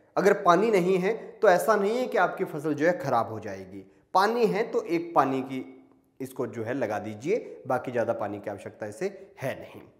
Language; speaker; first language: Hindi; native; Hindi